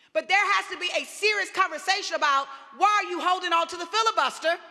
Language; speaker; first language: English; native; English